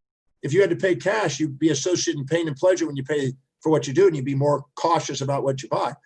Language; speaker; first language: English; native; English